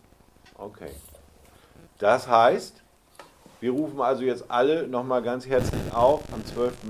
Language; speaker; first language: German; native; German